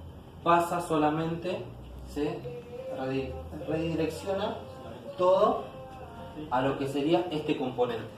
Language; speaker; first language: Spanish; native; Spanish